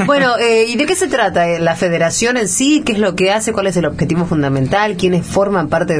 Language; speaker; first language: Spanish; native; Spanish